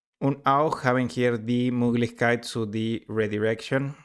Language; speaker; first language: German; non-native, learner; Spanish